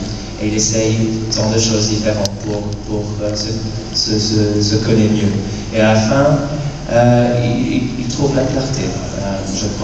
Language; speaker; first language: French; non-native, fluent; English